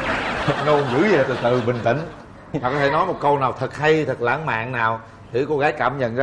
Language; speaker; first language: Vietnamese; native; Vietnamese